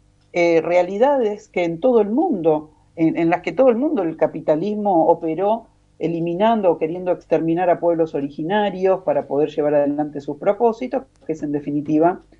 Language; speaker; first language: Spanish; native; Spanish